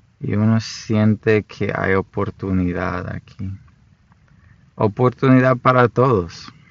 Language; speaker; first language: Spanish; non-native, fluent; English